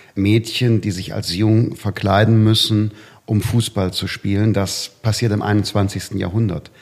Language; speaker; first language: German; native; German